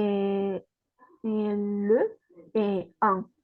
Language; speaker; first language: French; non-native, learner; Spanish